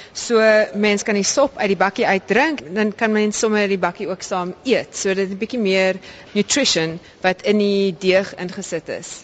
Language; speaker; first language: Afrikaans; early bilingual, heritage; Afrikaans